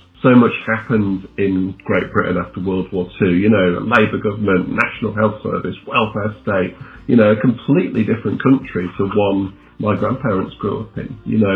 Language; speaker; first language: English; native; English